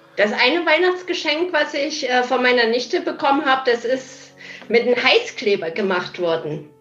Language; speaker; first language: German; native; German